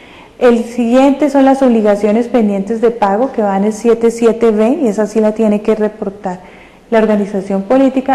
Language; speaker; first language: Spanish; native; Spanish